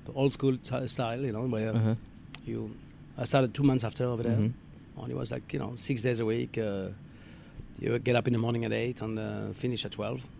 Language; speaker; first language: English; non-native, fluent; French